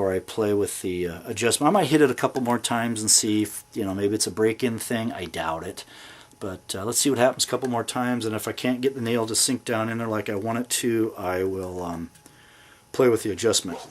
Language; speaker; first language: English; native; English